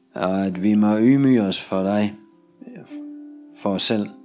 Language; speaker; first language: Danish; non-native, learner; Russian